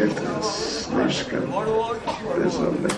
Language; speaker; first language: Russian; non-native, learner; English